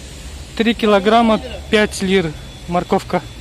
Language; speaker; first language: Russian; non-native, local second language; Kyrgyz